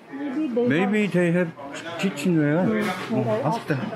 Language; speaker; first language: English; non-native, learner; Korean